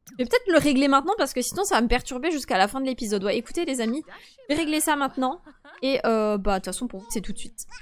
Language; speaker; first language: French; early bilingual, other home language; Polish